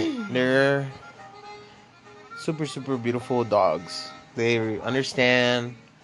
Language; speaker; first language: English; early bilingual, other home language; Spanish